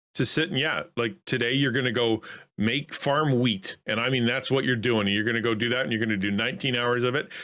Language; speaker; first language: English; native; English